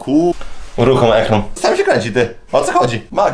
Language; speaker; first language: Polish; native; Polish